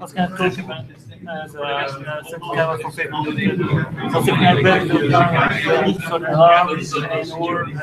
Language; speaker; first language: Dutch; non-native, fluent; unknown